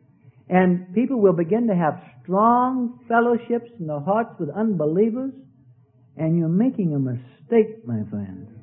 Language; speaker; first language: English; native; English